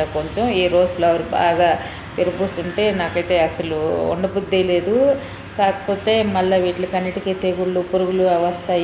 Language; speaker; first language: Telugu; native; Telugu